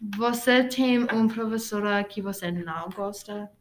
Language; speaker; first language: Portuguese; non-native, learner; English